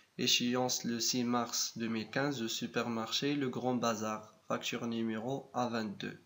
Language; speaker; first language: French; non-native, local second language; Arabic